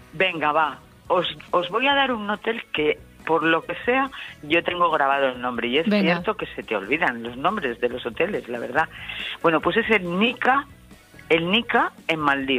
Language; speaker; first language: Spanish; native; Spanish